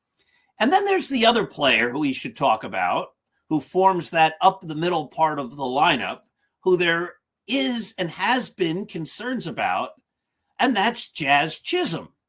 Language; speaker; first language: English; native; English